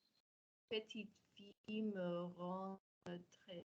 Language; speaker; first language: French; non-native, learner; English